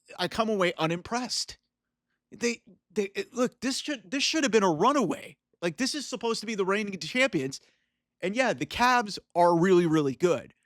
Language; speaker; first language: English; native; English